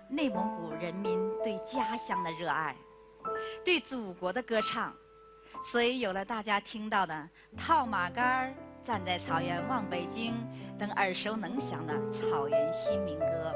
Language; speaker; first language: Chinese; native; Chinese